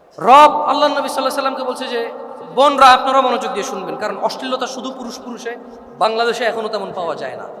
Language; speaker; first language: Bangla; early bilingual, heritage; Bangla